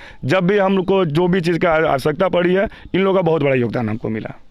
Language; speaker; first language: Hindi; native; Hindi